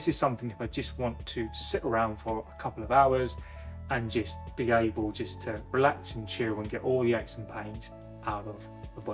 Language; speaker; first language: English; native; English